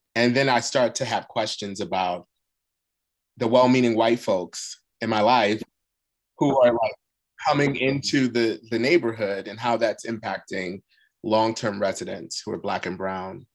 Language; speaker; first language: English; early bilingual, other home language; Arabic